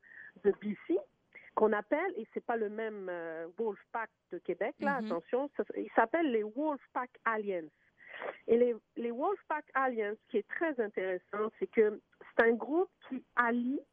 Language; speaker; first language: French; native; French